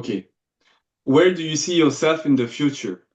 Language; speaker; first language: English; non-native, fluent; French